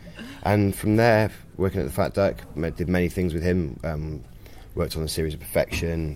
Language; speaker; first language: English; native; English